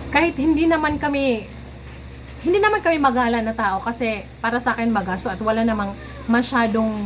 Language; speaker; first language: Filipino; non-native, local second language; Cebuano